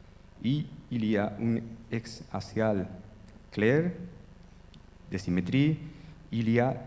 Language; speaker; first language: French; non-native, fluent; Spanish